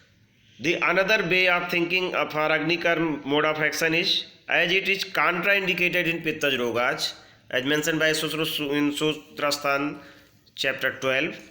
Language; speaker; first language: English; non-native, local second language; Hindi